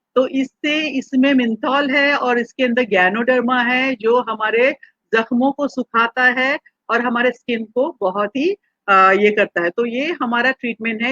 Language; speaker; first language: Hindi; non-native, local second language; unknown